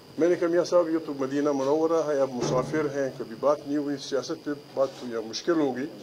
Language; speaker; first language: Urdu; non-native, local second language; Pashto